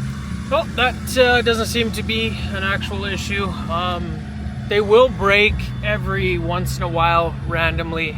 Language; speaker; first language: English; native; English